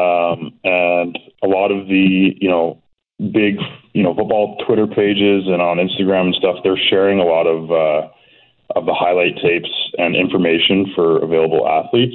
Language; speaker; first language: English; native; English